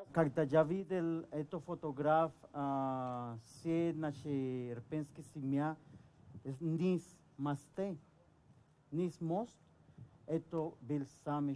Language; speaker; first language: Ukrainian; non-native, learner; Spanish